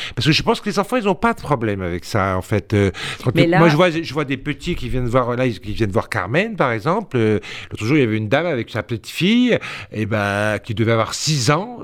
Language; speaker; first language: French; native; French